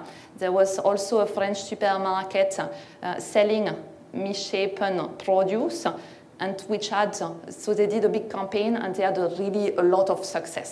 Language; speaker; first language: English; non-native, fluent; French